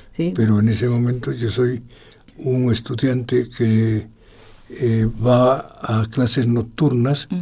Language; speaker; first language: Spanish; native; Spanish